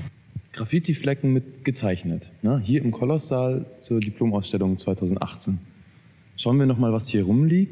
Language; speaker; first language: German; native; German